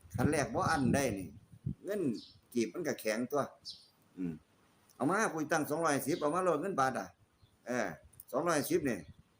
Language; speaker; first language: Thai; native; Thai